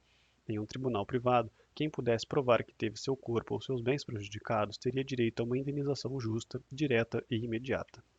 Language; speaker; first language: Portuguese; native; Portuguese